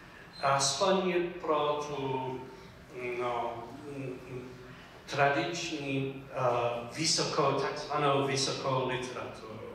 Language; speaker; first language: Czech; non-native, fluent; English